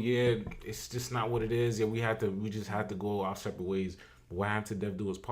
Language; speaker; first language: English; native; English